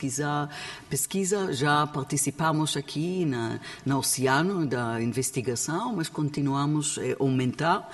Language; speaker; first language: Portuguese; non-native, learner; Hebrew